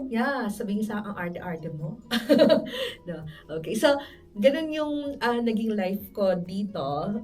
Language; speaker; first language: Filipino; native; Filipino